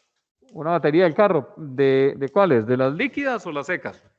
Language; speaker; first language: Spanish; native; Spanish